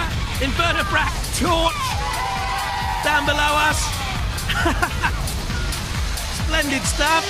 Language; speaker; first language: English; native; English